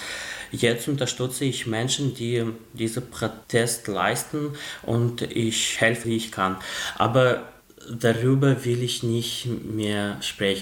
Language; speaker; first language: German; non-native, fluent; Russian